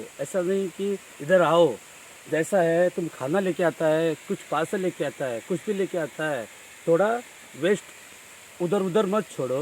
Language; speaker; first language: Hindi; non-native, local second language; Konkani